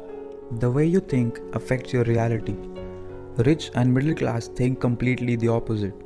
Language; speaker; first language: English; non-native, local second language; Hindi